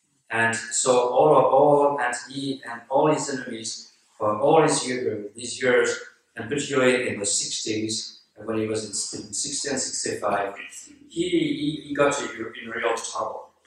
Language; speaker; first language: English; non-native, fluent; French